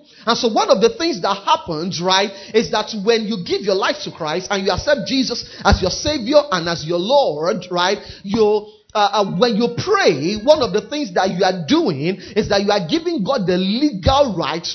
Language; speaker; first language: English; non-native, local second language; Yoruba